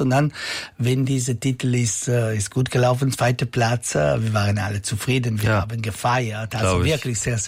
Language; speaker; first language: German; non-native, learner; Italian